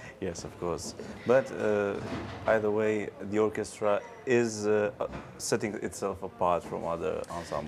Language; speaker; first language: English; non-native, fluent; Romanian